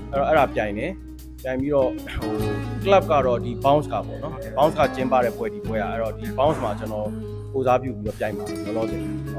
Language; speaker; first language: Burmese; native; Burmese